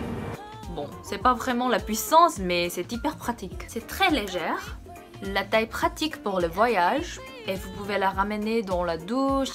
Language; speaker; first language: French; non-native, fluent; Korean